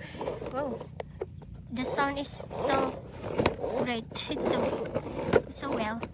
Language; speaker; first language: English; non-native, learner; Indonesian